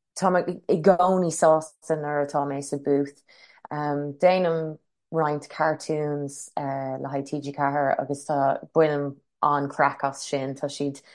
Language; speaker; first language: Irish; non-native, local second language; English